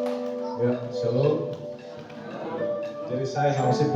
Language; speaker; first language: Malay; non-native, local second language; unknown